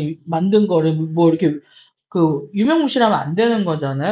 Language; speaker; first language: Korean; native; Korean